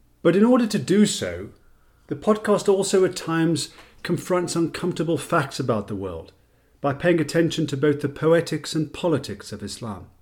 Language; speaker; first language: English; native; English